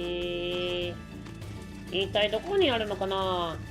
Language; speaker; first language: Japanese; native; Japanese